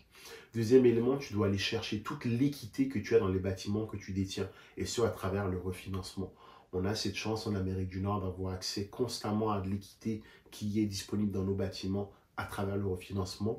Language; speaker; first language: French; native; French